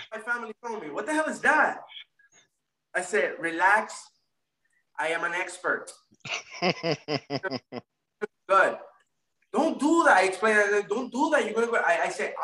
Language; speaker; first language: English; native; English